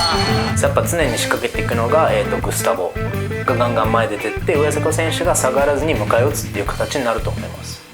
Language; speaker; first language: Japanese; native; Japanese